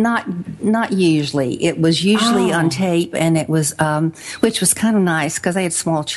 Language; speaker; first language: English; native; English